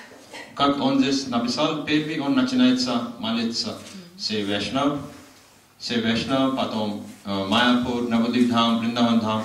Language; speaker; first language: Russian; non-native, learner; Hindi